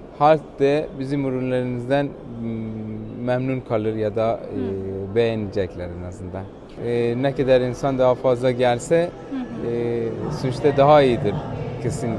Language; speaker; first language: Turkish; non-native, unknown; Persian